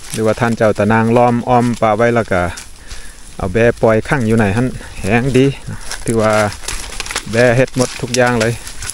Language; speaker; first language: Lao; native; Lao